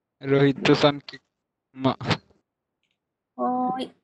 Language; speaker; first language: Japanese; non-native, learner; Hindi